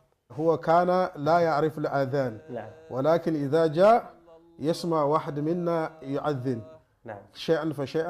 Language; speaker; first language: Arabic; non-native, fluent; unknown